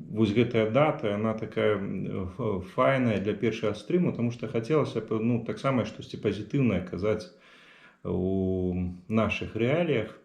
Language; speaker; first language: Belarusian; native; Belarusian